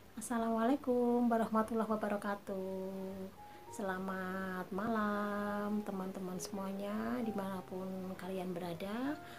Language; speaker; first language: Indonesian; native; Indonesian